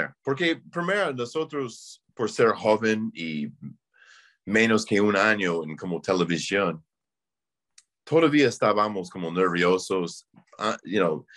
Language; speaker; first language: Spanish; non-native, learner; English